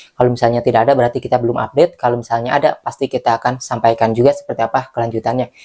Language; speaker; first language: Indonesian; native; Indonesian